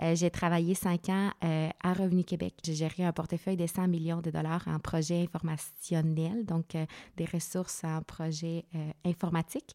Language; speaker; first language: French; non-native, fluent; Spanish